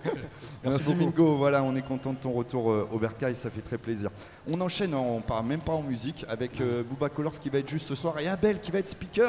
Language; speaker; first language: French; native; French